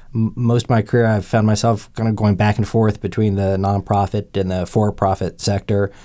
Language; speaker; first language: English; native; English